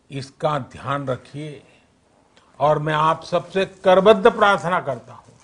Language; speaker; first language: Hindi; non-native, local second language; Gujarati